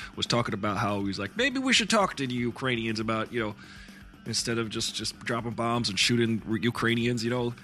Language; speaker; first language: English; native; English